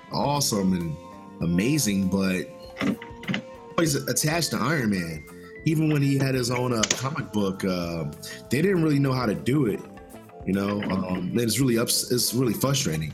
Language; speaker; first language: English; native; English